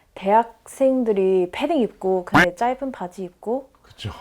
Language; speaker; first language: Korean; non-native, fluent; Malay